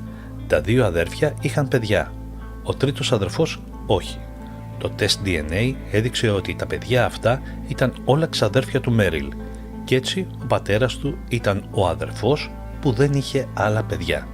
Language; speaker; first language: Greek; native; Greek